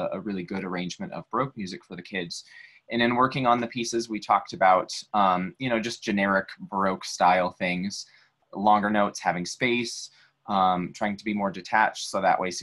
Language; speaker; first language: English; native; English